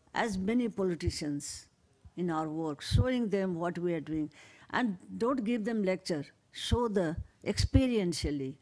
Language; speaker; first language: English; non-native, local second language; Nepali